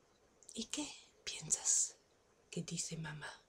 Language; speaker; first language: Spanish; non-native, fluent; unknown